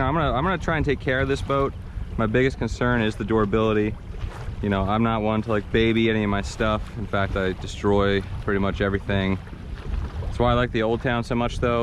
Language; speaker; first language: English; native; English